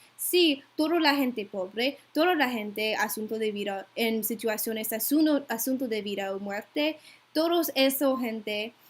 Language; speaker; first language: Spanish; non-native, learner; English